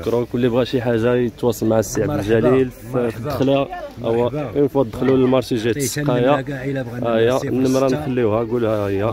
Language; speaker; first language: Arabic; native; Arabic